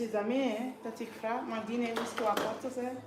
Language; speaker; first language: Dutch; non-native, learner; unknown